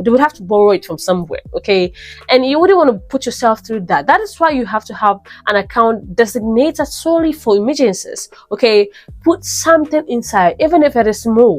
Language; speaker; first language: English; native; English